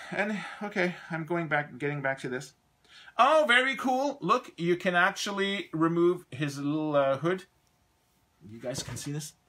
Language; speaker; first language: English; native; English